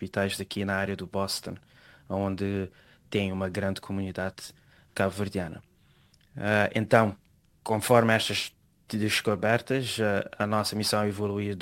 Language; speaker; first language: Portuguese; non-native, local second language; Kabuverdianu